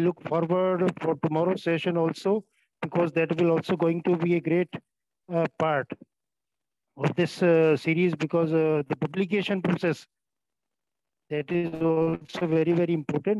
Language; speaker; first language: English; non-native, local second language; Hindi